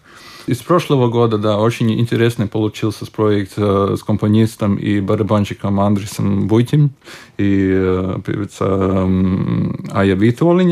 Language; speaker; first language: Russian; non-native, local second language; Latvian